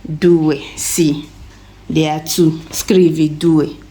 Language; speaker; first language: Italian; non-native, fluent; English